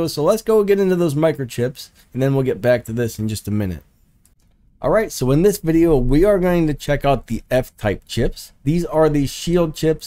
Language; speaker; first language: English; native; English